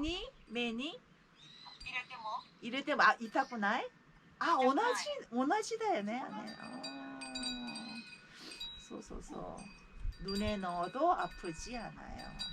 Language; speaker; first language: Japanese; non-native, fluent; Korean